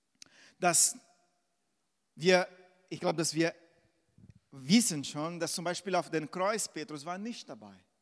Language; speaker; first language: German; non-native, fluent; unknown